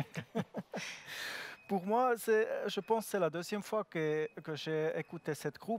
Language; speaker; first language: French; non-native, learner; German